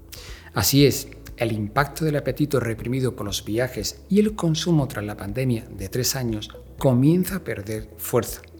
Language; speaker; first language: Spanish; native; Spanish